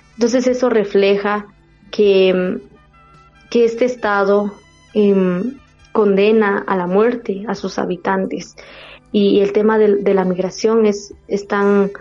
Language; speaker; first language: Spanish; non-native, local second language; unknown